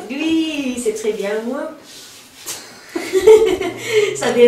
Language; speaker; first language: French; non-native, fluent; Japanese